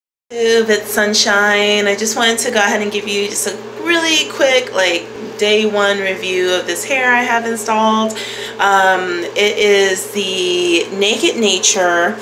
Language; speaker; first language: English; native; English